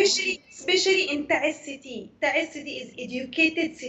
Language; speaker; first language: English; non-native, learner; Arabic